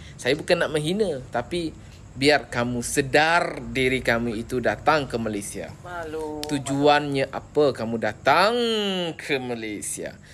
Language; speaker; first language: Malay; native; Malay